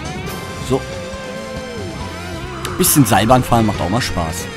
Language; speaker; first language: German; native; German